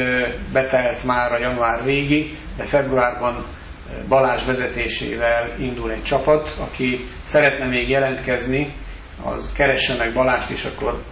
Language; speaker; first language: Hungarian; native; Hungarian